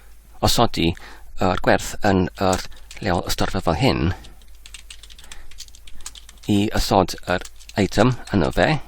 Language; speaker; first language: Welsh; non-native, learner; English